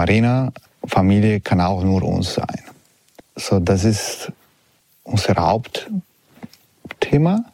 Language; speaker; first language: German; non-native, fluent; Italian